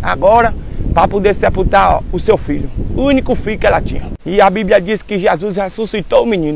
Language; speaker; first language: Portuguese; native; Portuguese